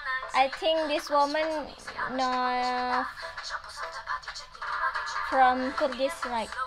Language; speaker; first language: English; non-native, learner; Indonesian